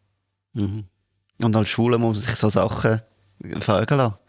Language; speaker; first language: German; native; German